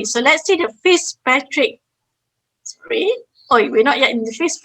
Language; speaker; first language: English; non-native, fluent; Malay